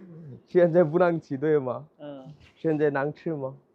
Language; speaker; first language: Chinese; non-native, learner; Bangla